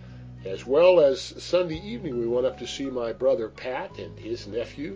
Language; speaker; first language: English; native; English